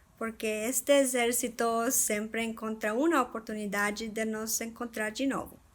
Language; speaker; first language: Portuguese; non-native, fluent; Spanish